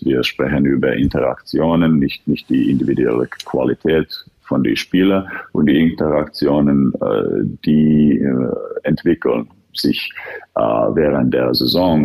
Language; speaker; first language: German; non-native, fluent; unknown